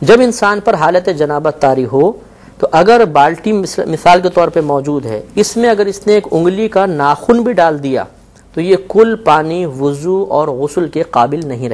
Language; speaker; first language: Urdu; native; Urdu